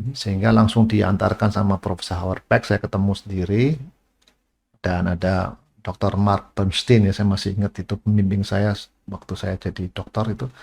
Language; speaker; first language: Indonesian; native; Indonesian